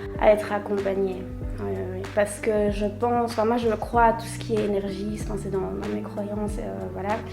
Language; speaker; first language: French; native; French